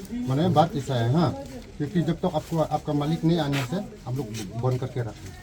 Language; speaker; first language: Hindi; non-native, local second language; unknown